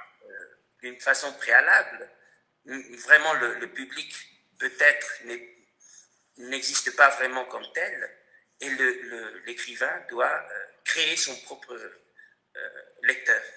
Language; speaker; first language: French; non-native, fluent; Spanish